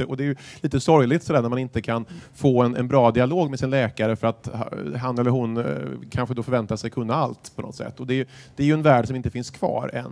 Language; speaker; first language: Swedish; native; Swedish